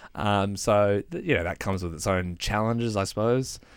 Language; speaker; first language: English; native; English